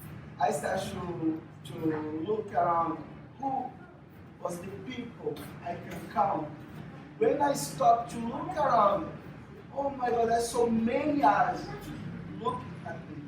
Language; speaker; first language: English; non-native, fluent; Portuguese